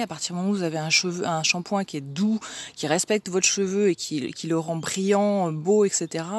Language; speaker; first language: French; native; French